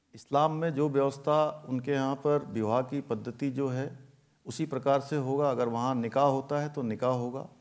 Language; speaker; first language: Hindi; native; Hindi